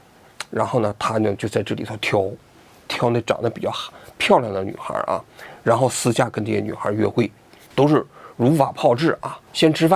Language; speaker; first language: Chinese; native; Chinese